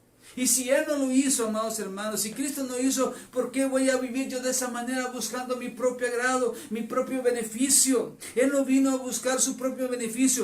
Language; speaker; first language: Spanish; native; Spanish